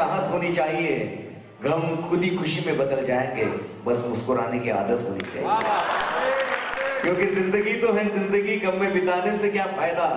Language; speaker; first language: Hindi; non-native, local second language; Kachhi